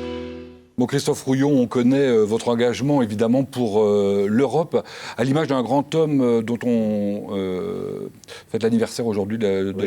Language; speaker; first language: French; native; French